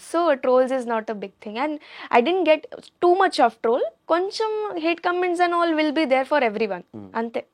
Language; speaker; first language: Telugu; non-native, learner; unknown